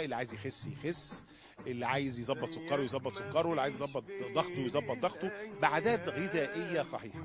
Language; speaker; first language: Arabic; native; Arabic